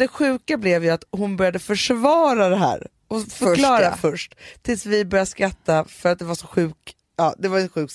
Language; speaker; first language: Swedish; native; Swedish